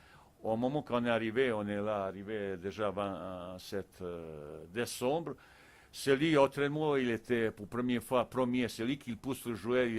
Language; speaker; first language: French; non-native, fluent; Bosnian